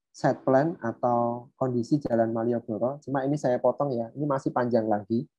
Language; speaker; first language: Indonesian; native; Indonesian